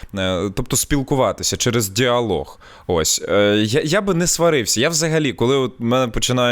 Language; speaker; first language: Ukrainian; non-native, local second language; Russian